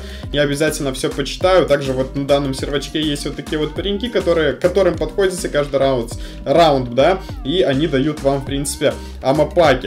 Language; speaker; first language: Russian; native; Russian